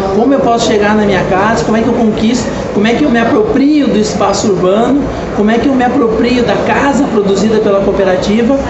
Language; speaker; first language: Portuguese; native; Portuguese